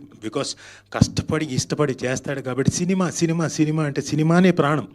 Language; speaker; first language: Telugu; native; Telugu